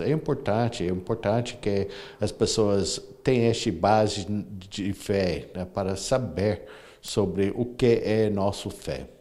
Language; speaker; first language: Portuguese; non-native, fluent; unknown